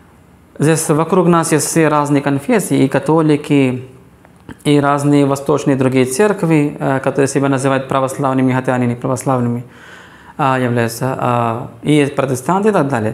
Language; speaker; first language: Russian; non-native, fluent; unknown